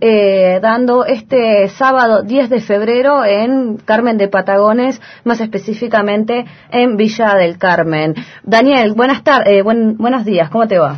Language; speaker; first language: Spanish; native; Spanish